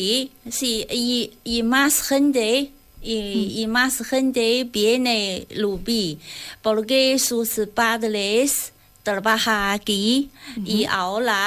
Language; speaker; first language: Spanish; non-native, learner; Chinese